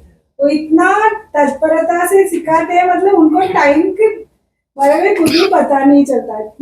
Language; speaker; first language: Hindi; non-native, local second language; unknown